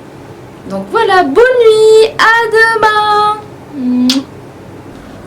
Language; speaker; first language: French; non-native, local second language; Arabic